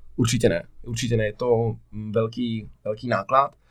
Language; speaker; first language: Czech; native; Czech